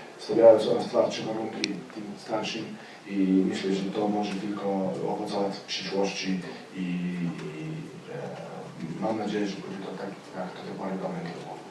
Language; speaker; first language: Polish; non-native, fluent; Slovenian